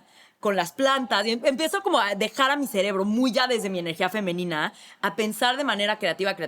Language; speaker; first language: Spanish; native; Spanish